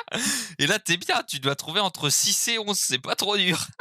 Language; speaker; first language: French; native; French